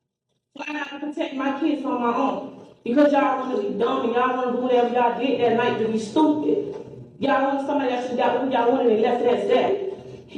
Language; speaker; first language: English; native; English